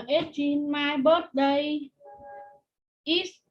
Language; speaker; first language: English; non-native, learner; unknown